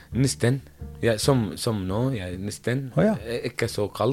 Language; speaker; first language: Norwegian; non-native, learner; Arabic